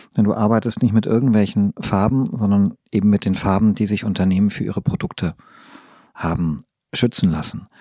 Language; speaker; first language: German; native; German